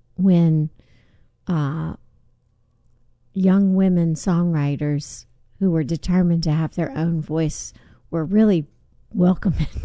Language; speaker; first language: English; native; English